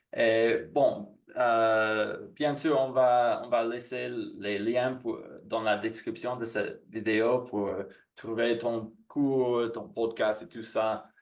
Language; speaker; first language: French; non-native, fluent; English